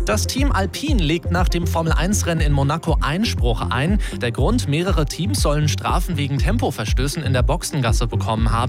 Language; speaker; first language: German; native; German